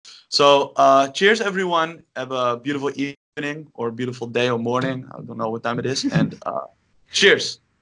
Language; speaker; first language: English; non-native, fluent; Dutch